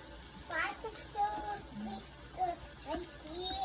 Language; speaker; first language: English; early bilingual, other home language; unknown